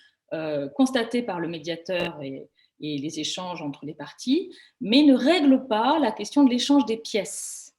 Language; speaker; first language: French; native; French